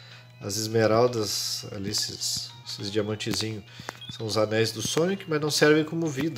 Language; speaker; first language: Portuguese; native; Portuguese